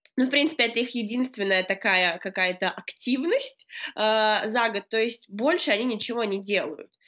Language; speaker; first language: Russian; native; Russian